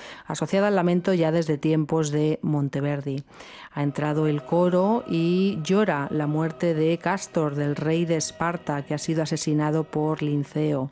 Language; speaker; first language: Spanish; native; Spanish